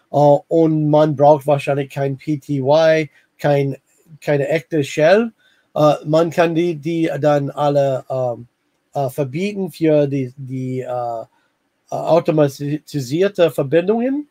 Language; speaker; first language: German; non-native, fluent; English